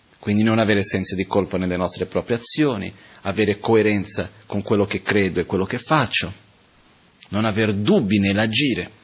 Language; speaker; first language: Italian; non-native, fluent; Portuguese